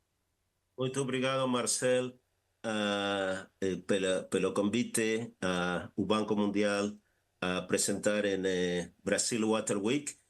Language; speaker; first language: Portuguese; non-native, learner; Spanish